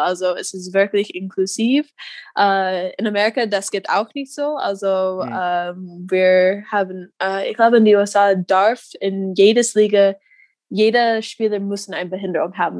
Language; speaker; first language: German; non-native, fluent; English